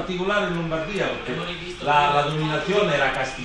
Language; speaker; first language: Spanish; non-native, learner; Italian